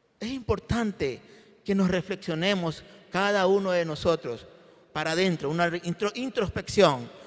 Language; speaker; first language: Spanish; native; Spanish